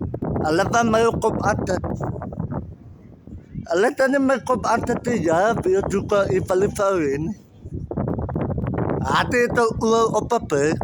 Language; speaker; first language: Dutch; non-native, learner; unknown